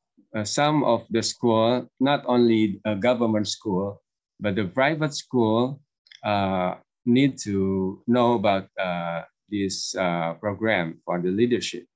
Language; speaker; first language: English; non-native, learner; Indonesian